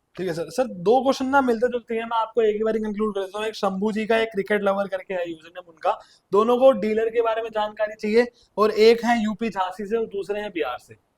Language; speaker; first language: Hindi; native; Hindi